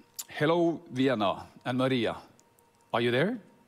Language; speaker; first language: English; non-native, fluent; Norwegian